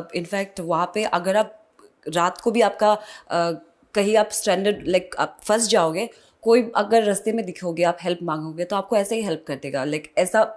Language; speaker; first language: Hindi; non-native, local second language; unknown